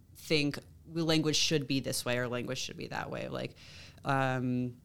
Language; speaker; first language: English; native; English